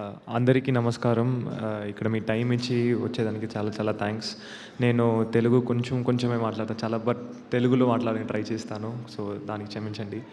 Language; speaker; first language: Telugu; non-native, learner; Tamil